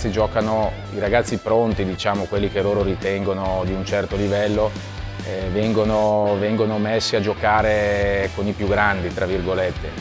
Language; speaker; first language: Italian; native; Italian